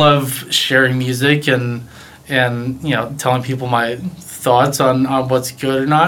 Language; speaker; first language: English; native; English